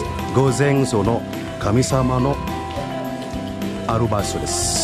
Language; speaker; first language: Japanese; non-native, learner; Indonesian